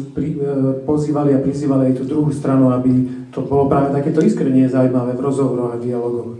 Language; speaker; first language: Slovak; native; Slovak